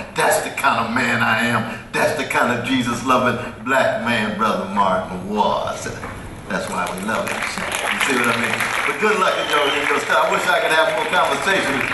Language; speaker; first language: English; native; English